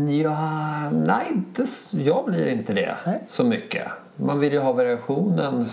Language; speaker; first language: Swedish; native; Swedish